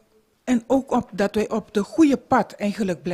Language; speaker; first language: Dutch; non-native, local second language; Papiamento